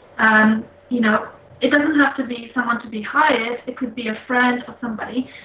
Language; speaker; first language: English; non-native, fluent; Polish